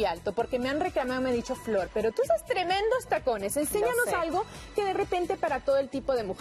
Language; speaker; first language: Spanish; native; Spanish